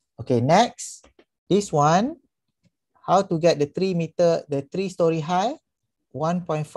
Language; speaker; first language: English; non-native, local second language; Malay